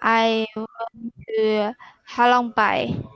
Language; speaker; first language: English; non-native, learner; Vietnamese